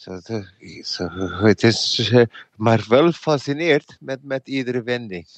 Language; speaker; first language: Dutch; non-native, fluent; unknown